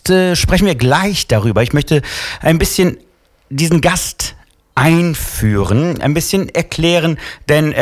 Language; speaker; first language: German; non-native, fluent; Italian